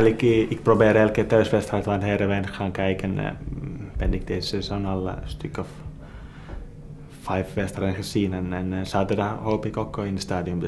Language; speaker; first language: Dutch; non-native, fluent; Finnish